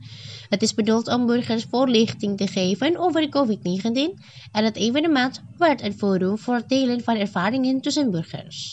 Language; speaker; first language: Dutch; non-native, fluent; Indonesian